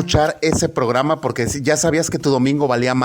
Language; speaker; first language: Spanish; native; Spanish